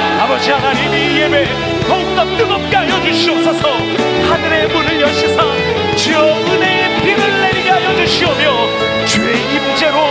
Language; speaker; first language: Korean; native; Korean